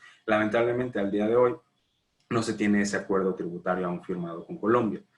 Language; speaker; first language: Spanish; native; Spanish